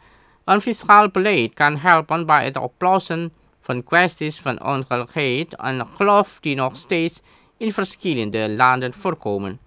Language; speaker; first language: Dutch; non-native, learner; Indonesian